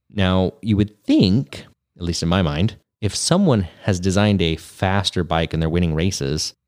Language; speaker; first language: English; native; English